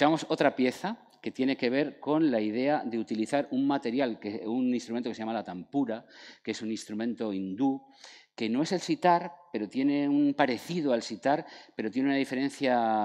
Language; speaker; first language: Spanish; native; Spanish